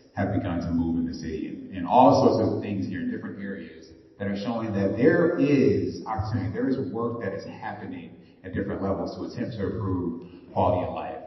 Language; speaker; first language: English; native; English